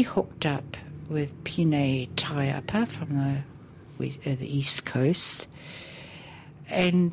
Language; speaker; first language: English; native; English